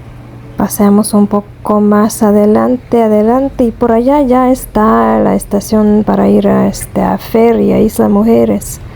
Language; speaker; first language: Spanish; non-native, fluent; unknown